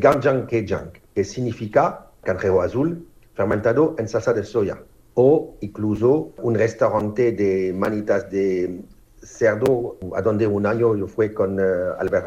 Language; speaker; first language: Spanish; non-native, fluent; French